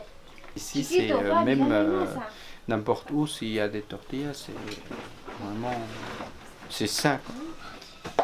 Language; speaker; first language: French; non-native, fluent; Spanish